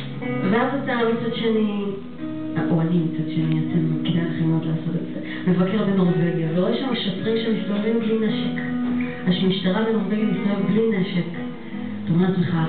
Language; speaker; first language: Hebrew; native; Hebrew